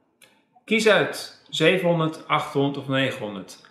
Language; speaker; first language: Dutch; native; Dutch